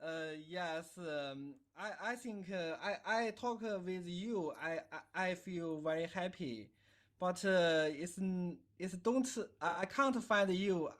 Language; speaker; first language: English; non-native, learner; Chinese